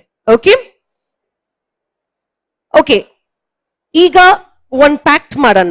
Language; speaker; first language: Kannada; non-native, learner; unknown